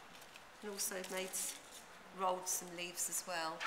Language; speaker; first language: English; native; English